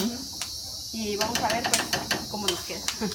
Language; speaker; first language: Spanish; native; Spanish